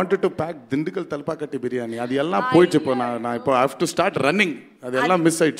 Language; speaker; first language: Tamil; non-native, learner; Telugu